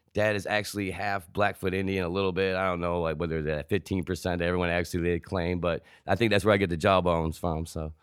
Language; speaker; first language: English; native; English